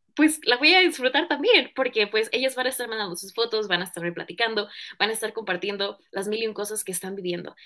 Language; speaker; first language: Spanish; native; Spanish